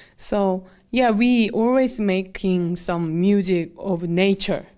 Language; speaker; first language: English; non-native, learner; Korean